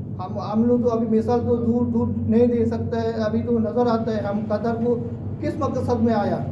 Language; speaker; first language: Hindi; non-native, fluent; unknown